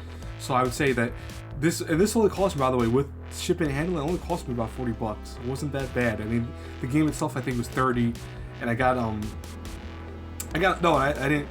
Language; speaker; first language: English; native; English